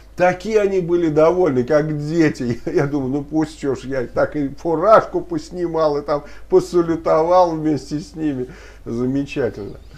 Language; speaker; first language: Russian; native; Russian